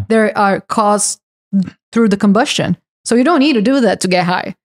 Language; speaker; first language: English; non-native, fluent; Portuguese